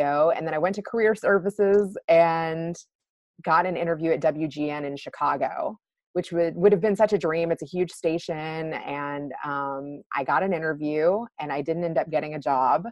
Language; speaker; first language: English; native; English